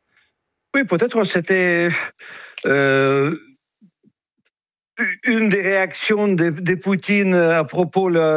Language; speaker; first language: French; non-native, fluent; Russian